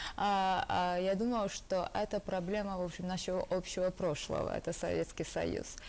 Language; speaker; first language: Russian; non-native, local second language; Georgian